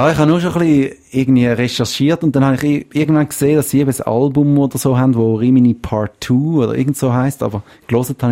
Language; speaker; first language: German; native; German